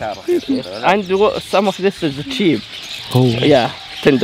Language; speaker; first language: English; non-native, learner; Arabic